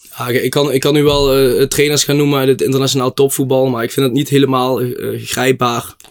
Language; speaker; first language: Dutch; native; Dutch